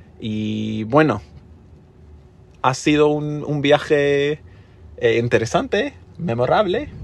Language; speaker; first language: Spanish; non-native, fluent; English